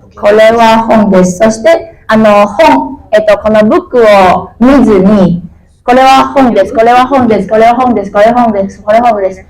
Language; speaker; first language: Japanese; non-native, fluent; Chinese